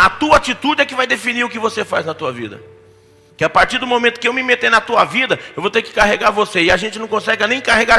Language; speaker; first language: Portuguese; native; Portuguese